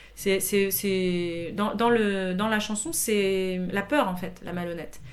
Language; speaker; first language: French; native; French